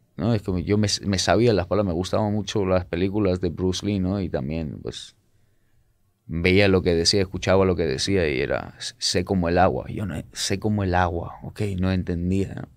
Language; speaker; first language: Spanish; non-native, fluent; Georgian